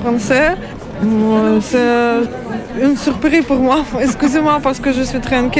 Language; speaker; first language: French; non-native, learner; Ukrainian